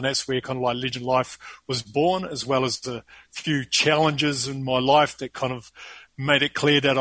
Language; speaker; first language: English; native; English